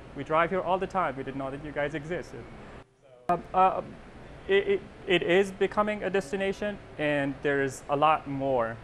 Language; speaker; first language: English; non-native, local second language; Persian